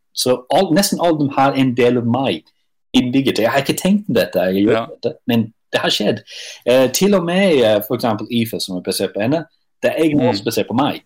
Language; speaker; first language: Norwegian; non-native, fluent; English